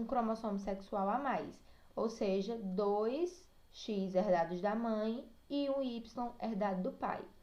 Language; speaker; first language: Portuguese; native; Portuguese